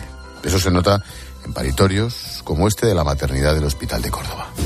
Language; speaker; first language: Spanish; native; Spanish